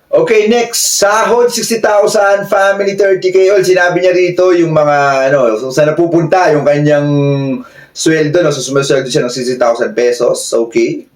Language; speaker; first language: Filipino; native; Filipino